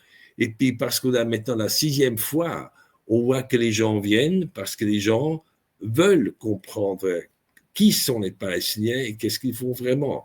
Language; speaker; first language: French; non-native, local second language; German